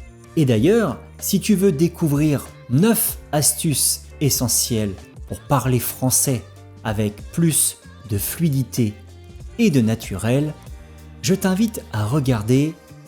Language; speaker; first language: French; native; French